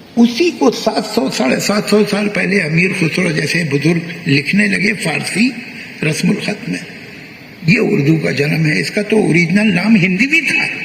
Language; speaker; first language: Urdu; native; Urdu